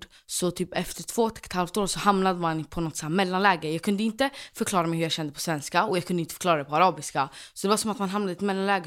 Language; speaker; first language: Swedish; native; Swedish